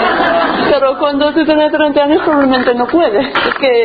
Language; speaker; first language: Spanish; non-native, fluent; English